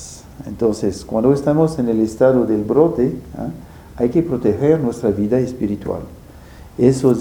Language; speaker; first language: Spanish; non-native, fluent; French